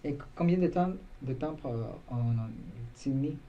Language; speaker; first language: French; non-native, learner; Spanish